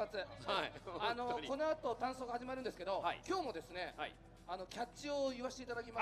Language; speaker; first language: Japanese; native; Japanese